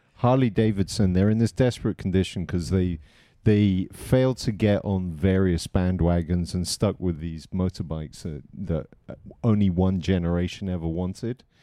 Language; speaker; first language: English; native; English